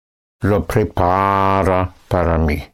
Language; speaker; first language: Spanish; non-native, fluent; English